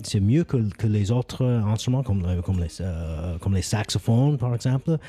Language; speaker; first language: French; non-native, learner; English